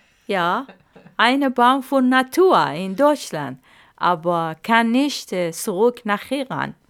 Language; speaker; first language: German; non-native, learner; Arabic